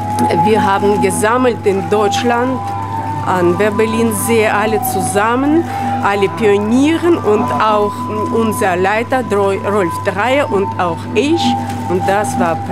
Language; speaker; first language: German; non-native, learner; Russian